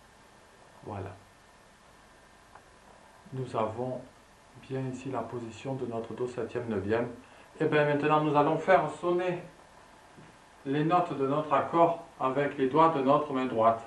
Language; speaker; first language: French; native; French